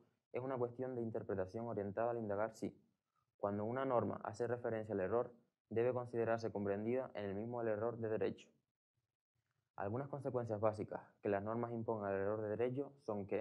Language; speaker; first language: Spanish; native; Spanish